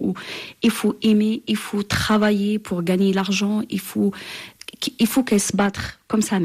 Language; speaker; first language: French; non-native, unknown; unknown